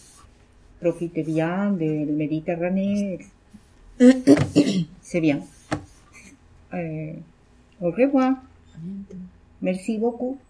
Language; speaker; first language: French; non-native, learner; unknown